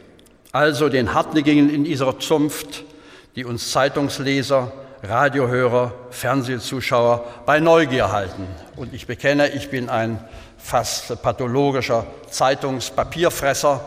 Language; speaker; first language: German; native; German